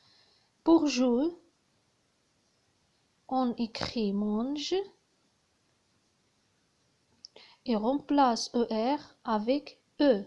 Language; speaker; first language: French; non-native, learner; Arabic